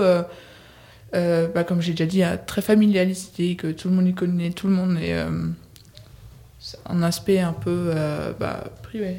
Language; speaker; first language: French; native; French